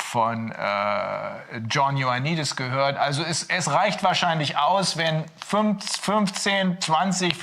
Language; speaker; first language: German; native; German